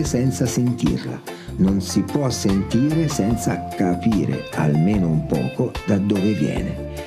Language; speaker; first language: Italian; native; Italian